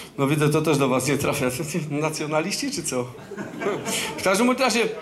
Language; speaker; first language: Polish; native; Polish